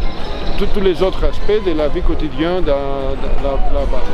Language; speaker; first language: French; non-native, fluent; Greek